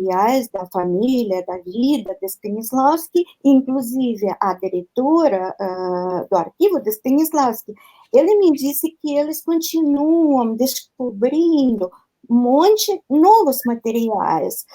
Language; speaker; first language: Portuguese; non-native, fluent; Russian